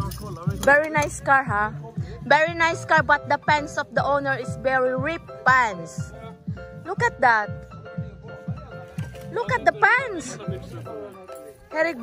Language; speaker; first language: English; non-native, learner; Filipino